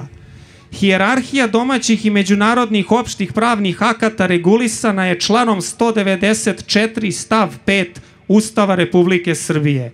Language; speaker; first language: Serbian; native; Serbian